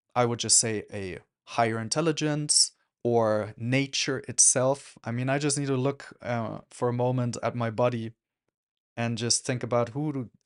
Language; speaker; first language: English; non-native, fluent; German